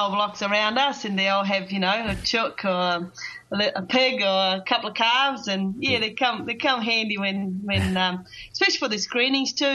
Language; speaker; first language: English; non-native, fluent; Portuguese